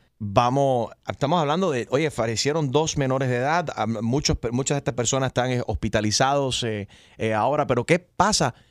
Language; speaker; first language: Spanish; early bilingual, heritage; Spanish